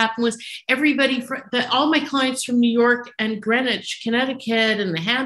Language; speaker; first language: English; native; English